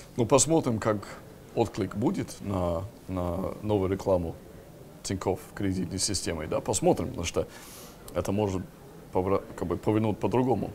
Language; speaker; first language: Russian; non-native, fluent; English